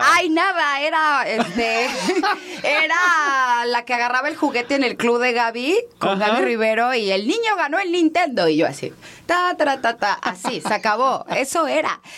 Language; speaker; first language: Spanish; native; Spanish